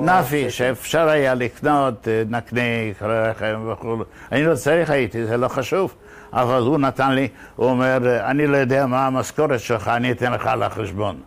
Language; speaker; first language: Hebrew; non-native, fluent; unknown